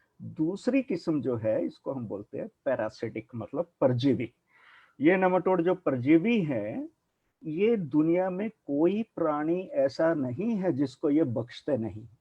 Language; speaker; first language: Hindi; non-native, local second language; Punjabi